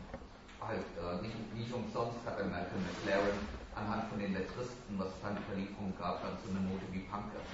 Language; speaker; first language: German; native; German